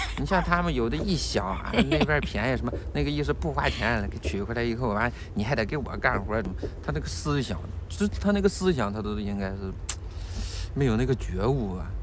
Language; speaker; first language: Chinese; native; Chinese